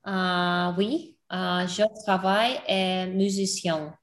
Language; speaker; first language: French; non-native, learner; English